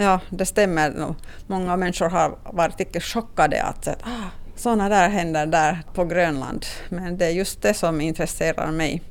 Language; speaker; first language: Swedish; non-native, local second language; Finnish